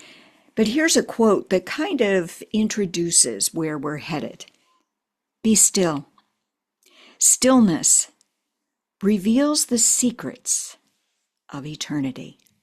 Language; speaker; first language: English; native; English